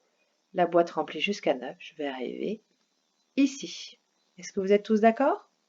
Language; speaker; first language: French; native; French